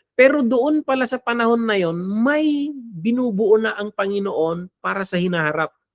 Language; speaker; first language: Filipino; non-native, local second language; Iloko